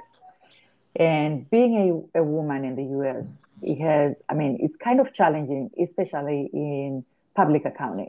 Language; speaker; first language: English; non-native, local second language; Shona